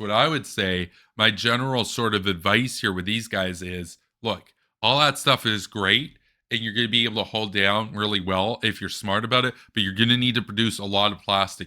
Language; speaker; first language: English; native; English